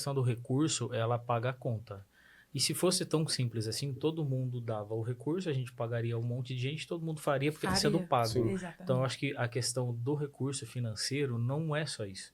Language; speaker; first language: Portuguese; native; Portuguese